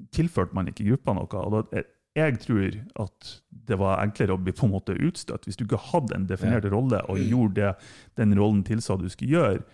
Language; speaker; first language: Norwegian; non-native, fluent; German